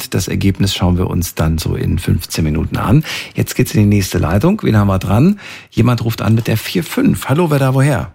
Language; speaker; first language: German; native; German